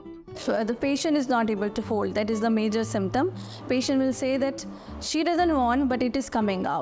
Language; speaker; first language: English; non-native, local second language; Hindi